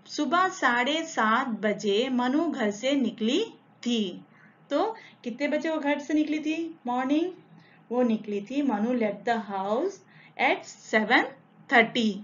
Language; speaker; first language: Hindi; non-native, local second language; Telugu